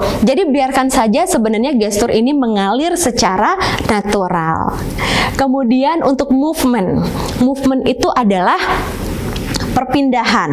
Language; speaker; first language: Indonesian; native; Indonesian